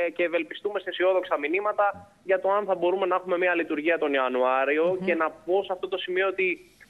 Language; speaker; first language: Greek; native; Greek